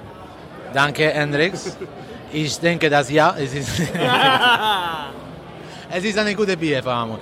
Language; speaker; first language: German; non-native, learner; Italian